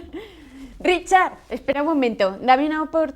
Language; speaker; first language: Spanish; native; Spanish